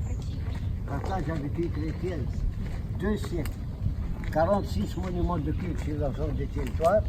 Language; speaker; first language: French; non-native, local second language; Arabic